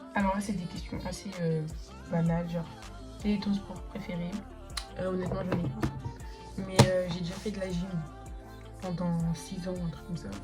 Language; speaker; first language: French; native; French